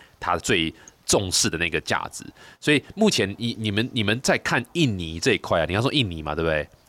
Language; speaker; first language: Chinese; native; Chinese